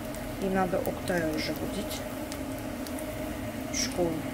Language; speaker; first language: Russian; native; Russian